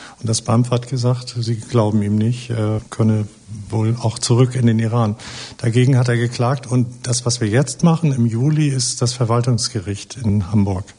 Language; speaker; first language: German; native; German